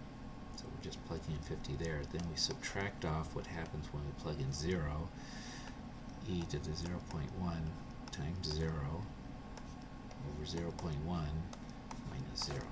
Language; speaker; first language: English; native; English